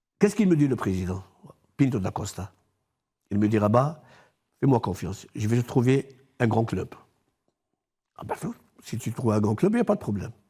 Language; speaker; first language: French; non-native, local second language; Arabic